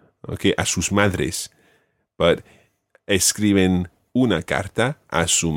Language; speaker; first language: Spanish; non-native, fluent; English